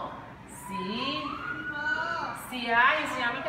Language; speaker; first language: Spanish; native; Spanish